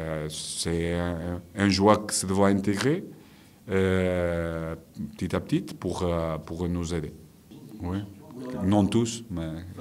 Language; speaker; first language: French; non-native, fluent; Portuguese